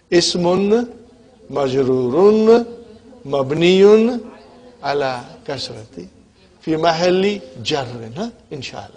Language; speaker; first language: Arabic; non-native, fluent; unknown